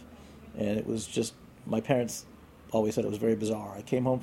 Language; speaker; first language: English; native; English